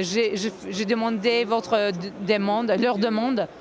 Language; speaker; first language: French; non-native, learner; Turkish